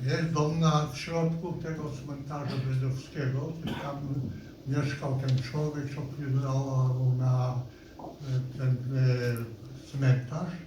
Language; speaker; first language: Polish; non-native, local second language; Yiddish